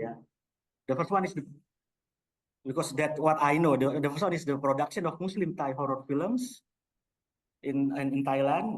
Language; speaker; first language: English; non-native, local second language; Indonesian